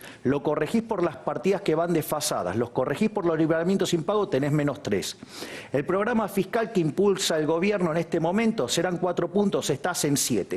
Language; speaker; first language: Spanish; native; Spanish